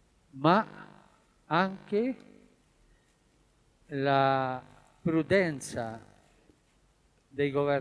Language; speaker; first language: Italian; non-native, fluent; Spanish